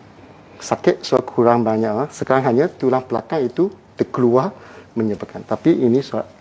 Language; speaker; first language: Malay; non-native, local second language; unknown